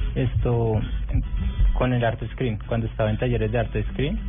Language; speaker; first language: Spanish; native; Spanish